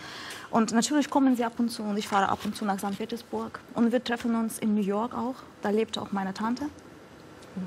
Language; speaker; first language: German; non-native, fluent; Russian